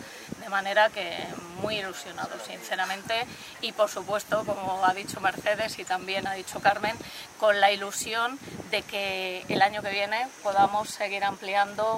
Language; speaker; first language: Spanish; native; Spanish